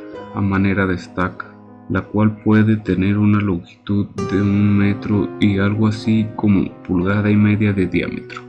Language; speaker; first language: Spanish; native; Spanish